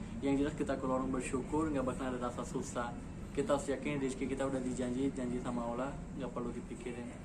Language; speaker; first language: Indonesian; non-native, fluent; Urdu